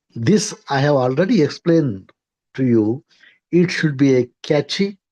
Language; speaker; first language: English; non-native, local second language; Marathi